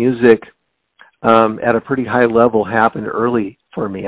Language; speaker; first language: English; native; English